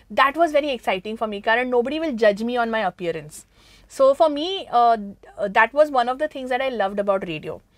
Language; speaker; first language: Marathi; early bilingual, heritage; Marathi